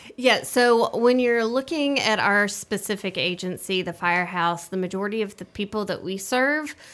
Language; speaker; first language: English; native; English